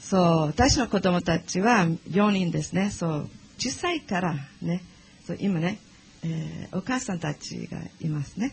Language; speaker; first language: Japanese; non-native, learner; English